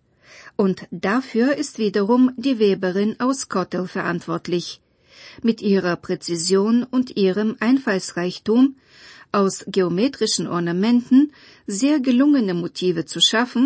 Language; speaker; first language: German; non-native, fluent; Bulgarian